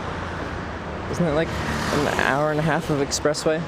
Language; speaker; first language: English; native; English